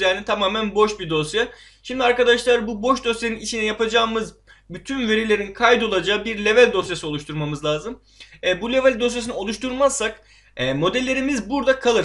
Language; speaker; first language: Turkish; native; Turkish